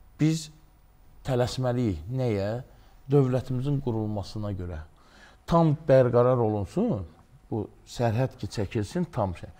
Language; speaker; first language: Azerbaijani; native; Azerbaijani